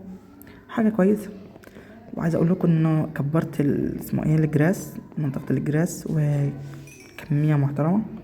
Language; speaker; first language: Arabic; native; Arabic